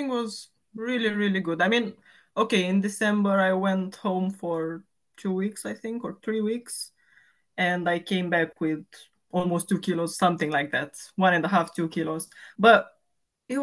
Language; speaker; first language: English; non-native, fluent; Romanian